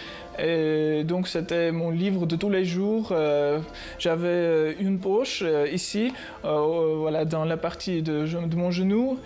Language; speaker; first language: French; non-native, fluent; Armenian